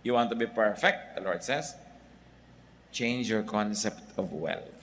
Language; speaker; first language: English; non-native, local second language; Filipino